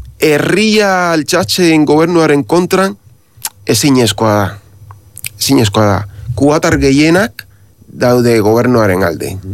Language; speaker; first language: Basque; non-native, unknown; Spanish